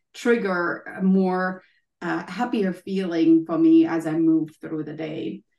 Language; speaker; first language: English; non-native, fluent; German